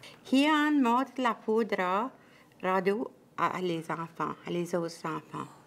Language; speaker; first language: French; native; French